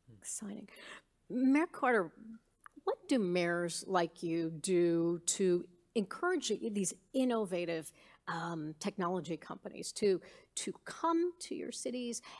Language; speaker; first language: English; native; English